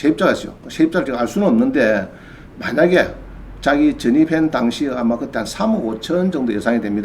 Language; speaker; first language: Korean; native; Korean